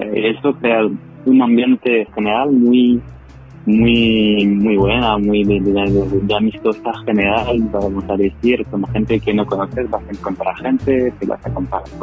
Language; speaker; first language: Spanish; non-native, fluent; French